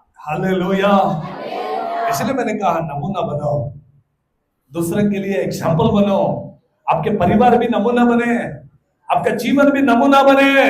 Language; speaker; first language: Hindi; non-native, local second language; Telugu